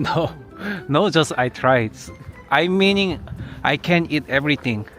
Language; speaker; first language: English; non-native, learner; Korean